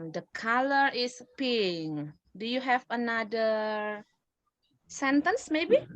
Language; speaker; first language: English; non-native, fluent; Indonesian